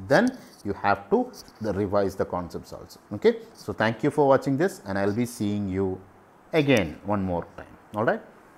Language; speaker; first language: English; non-native, local second language; Malayalam